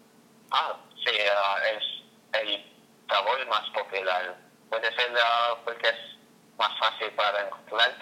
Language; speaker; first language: Spanish; non-native, learner; English